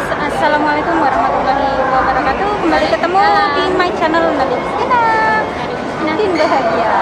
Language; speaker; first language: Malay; non-native, local second language; Javanese